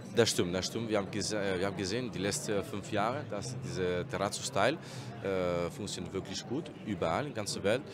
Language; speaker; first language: German; non-native, learner; Spanish